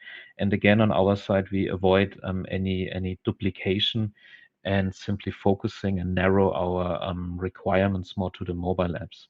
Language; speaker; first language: English; non-native, fluent; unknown